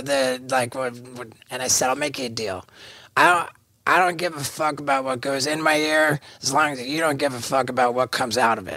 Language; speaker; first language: English; native; English